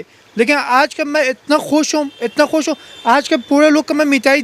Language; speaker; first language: Hindi; non-native, learner; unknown